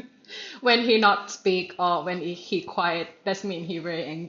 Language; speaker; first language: English; non-native, learner; Thai